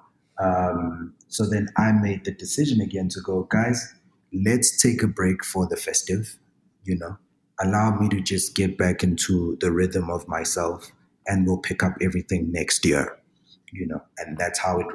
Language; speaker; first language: English; non-native, local second language; Zulu